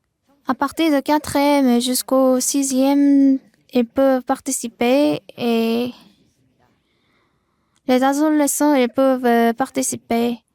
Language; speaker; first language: French; non-native, learner; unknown